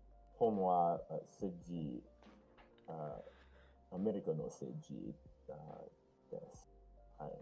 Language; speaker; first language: Japanese; non-native, learner; English